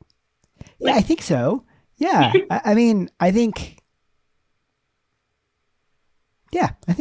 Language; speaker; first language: English; native; English